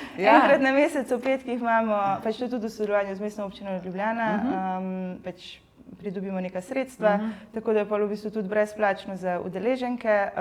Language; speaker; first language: Slovenian; native; Slovenian